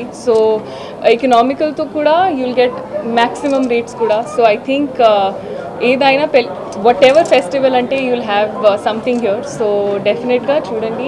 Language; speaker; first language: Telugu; non-native, learner; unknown